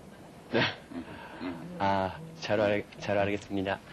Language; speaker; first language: Korean; non-native, fluent; Japanese